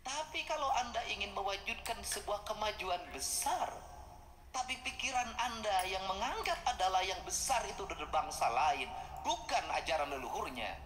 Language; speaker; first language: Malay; non-native, local second language; Sundanese